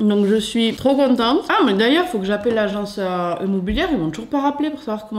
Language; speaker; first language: French; native; French